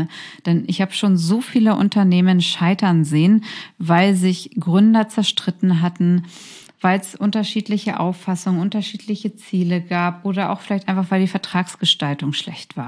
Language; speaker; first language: German; native; German